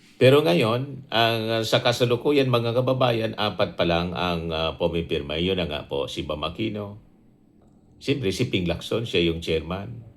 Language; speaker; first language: Filipino; non-native, local second language; Bikol